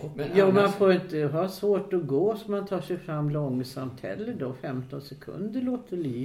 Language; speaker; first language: Swedish; native; Swedish